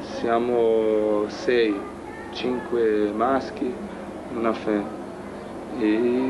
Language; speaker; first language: Italian; non-native, fluent; Portuguese